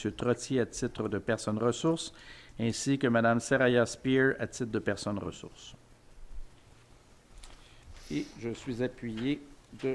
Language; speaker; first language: French; native; French